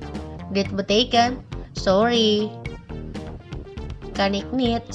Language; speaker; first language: Dutch; non-native, fluent; Indonesian